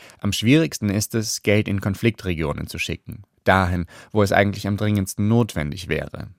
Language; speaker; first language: German; native; German